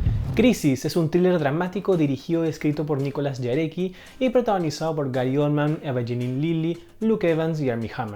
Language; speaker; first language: Spanish; native; Spanish